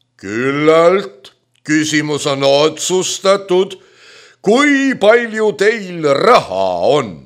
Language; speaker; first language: Estonian; native; Estonian